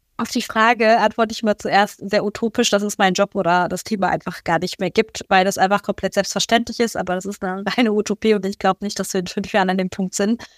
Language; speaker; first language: German; early bilingual, other home language; Persian